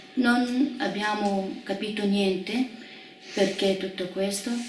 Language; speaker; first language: Italian; non-native, fluent; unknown